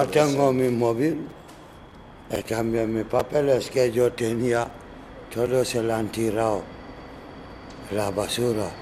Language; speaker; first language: Spanish; non-native, learner; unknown